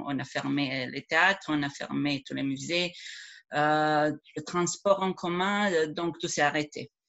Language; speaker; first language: French; non-native, fluent; Croatian